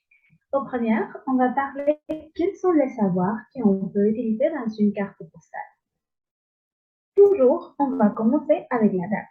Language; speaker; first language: French; non-native, learner; Spanish